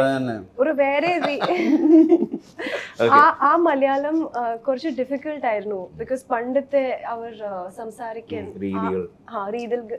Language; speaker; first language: Malayalam; early bilingual, heritage; Malayalam